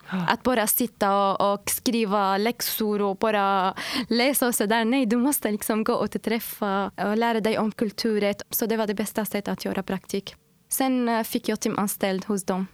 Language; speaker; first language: Swedish; non-native, fluent; Arabic